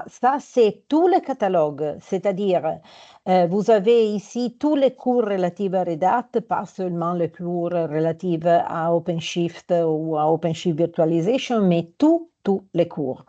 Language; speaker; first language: French; non-native, fluent; Italian